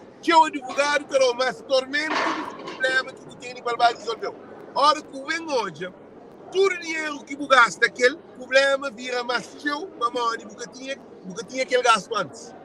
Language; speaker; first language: Portuguese; non-native, local second language; Kabuverdianu